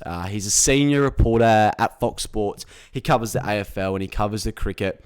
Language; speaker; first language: English; native; English